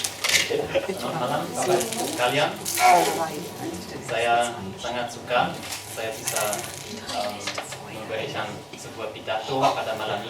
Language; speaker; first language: Indonesian; non-native, learner; German